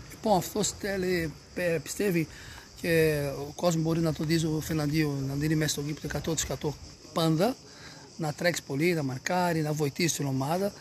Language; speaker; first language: Greek; non-native, learner; Portuguese